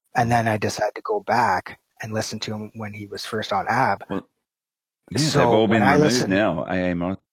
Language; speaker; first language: English; native; English